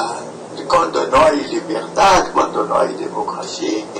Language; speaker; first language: Spanish; non-native, fluent; French